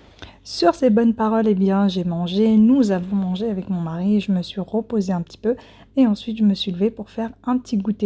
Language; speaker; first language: French; native; French